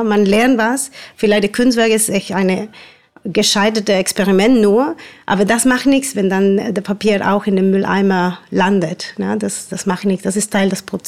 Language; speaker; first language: German; non-native, fluent; Spanish